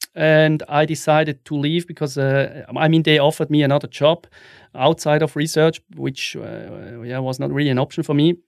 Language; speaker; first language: English; non-native, fluent; German